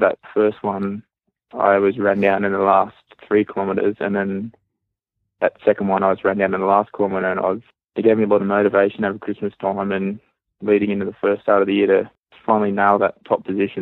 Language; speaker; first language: English; native; English